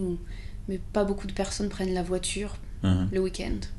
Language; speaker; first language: French; non-native, fluent; English